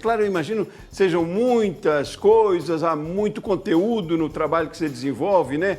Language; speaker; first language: Portuguese; native; Portuguese